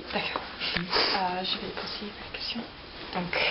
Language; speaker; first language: French; non-native, learner; English